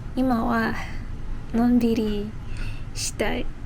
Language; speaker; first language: Japanese; non-native, learner; English